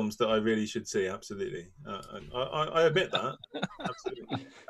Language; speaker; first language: English; native; English